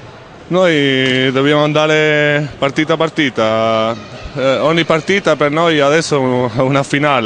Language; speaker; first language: Italian; non-native, learner; Spanish